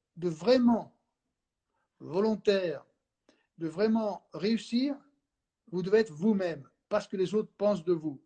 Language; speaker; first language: French; non-native, fluent; Spanish